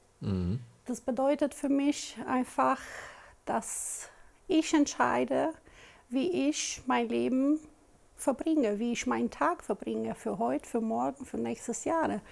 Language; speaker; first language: German; non-native, local second language; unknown